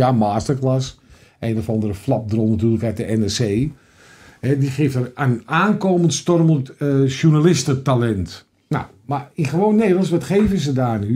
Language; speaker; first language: Dutch; native; Dutch